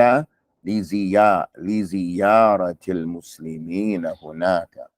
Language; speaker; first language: Arabic; non-native, fluent; English